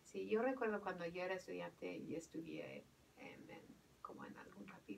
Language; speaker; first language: Spanish; non-native, fluent; English